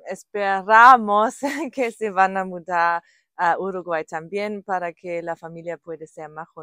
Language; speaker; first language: Spanish; non-native, fluent; German